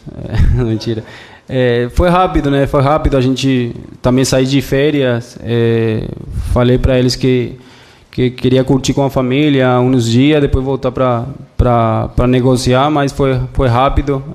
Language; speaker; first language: Portuguese; non-native, fluent; Spanish